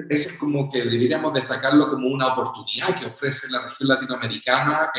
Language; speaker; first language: Spanish; native; Spanish